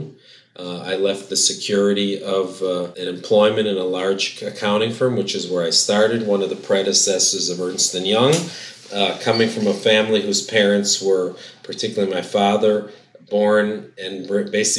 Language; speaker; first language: English; native; English